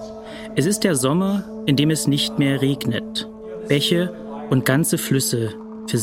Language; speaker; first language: German; native; German